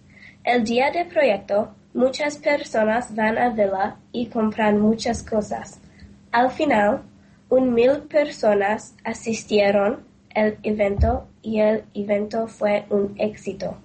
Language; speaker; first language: Spanish; non-native, learner; English